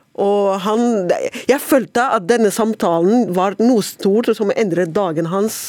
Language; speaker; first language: Norwegian; non-native, fluent; Arabic